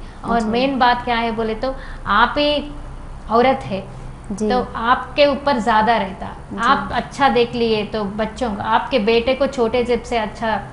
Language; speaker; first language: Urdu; non-native, local second language; Telugu